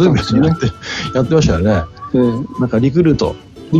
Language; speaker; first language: Japanese; native; Japanese